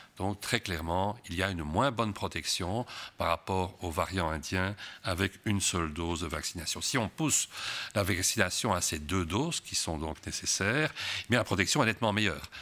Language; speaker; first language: French; native; French